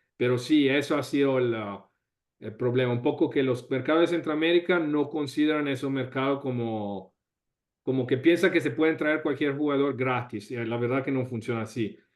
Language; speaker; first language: Spanish; non-native, fluent; Italian